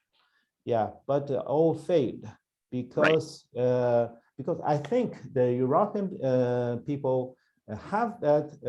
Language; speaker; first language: English; non-native, learner; Chinese